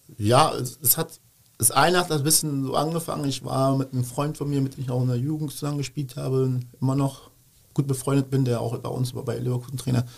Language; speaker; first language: German; early bilingual, other home language; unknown